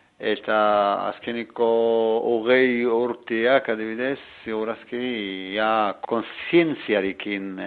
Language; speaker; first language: Basque; non-native, learner; Arabic